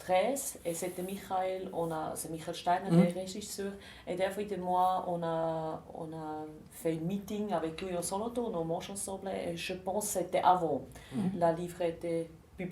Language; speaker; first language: French; non-native, local second language; German